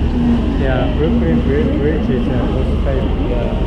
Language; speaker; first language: English; non-native, fluent; Japanese